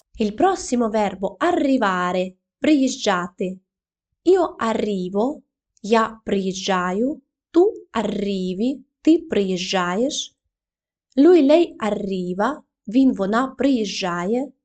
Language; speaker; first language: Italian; non-native, fluent; Ukrainian